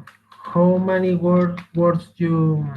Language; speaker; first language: English; non-native, learner; Spanish